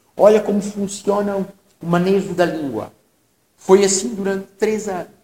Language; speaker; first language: Portuguese; non-native, local second language; Tsonga